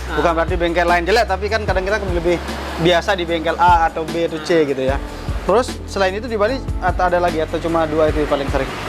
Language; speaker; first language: Indonesian; native; Indonesian